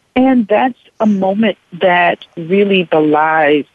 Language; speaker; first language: English; native; English